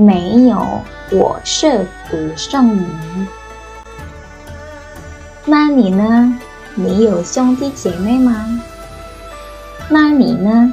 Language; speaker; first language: Chinese; non-native, fluent; Indonesian